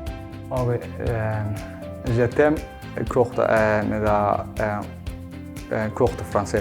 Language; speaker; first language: French; non-native, learner; Somali